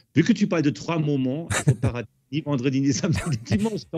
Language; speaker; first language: French; non-native, fluent; German